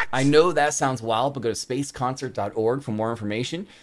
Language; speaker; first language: English; native; English